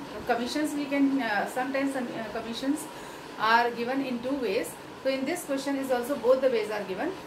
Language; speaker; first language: English; non-native, local second language; Hindi